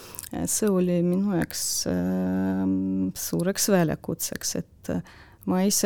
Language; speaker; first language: Estonian; non-native, local second language; Russian